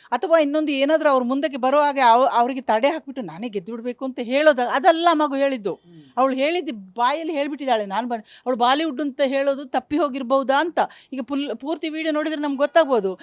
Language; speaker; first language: Kannada; non-native, local second language; Kodava